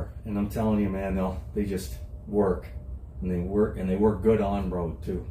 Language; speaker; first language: English; native; English